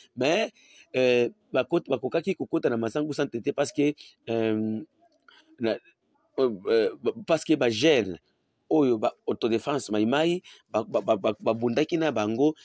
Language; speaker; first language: Lingala; non-native, local second language; Swahili